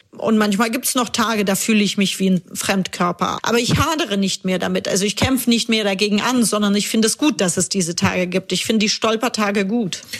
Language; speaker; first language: German; early bilingual, other home language; Russian